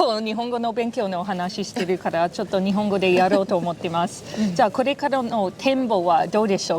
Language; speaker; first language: Japanese; non-native, fluent; English